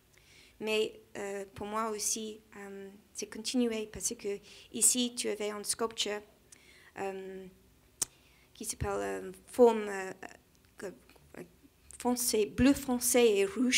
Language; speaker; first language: French; non-native, learner; English